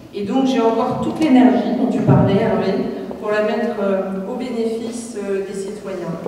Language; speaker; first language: French; native; French